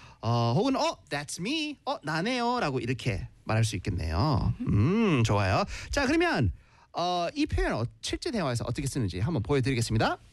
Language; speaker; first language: Korean; native; Korean